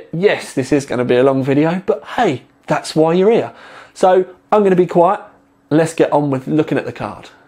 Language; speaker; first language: English; native; English